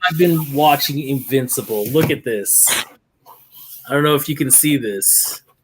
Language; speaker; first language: English; native; English